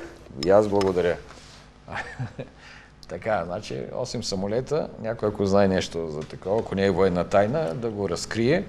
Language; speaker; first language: Bulgarian; native; Bulgarian